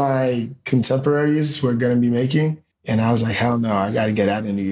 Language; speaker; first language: English; native; English